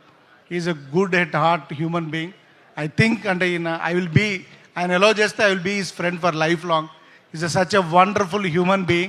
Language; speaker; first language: Telugu; native; Telugu